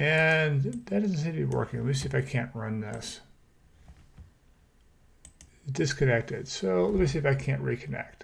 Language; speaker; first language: English; native; English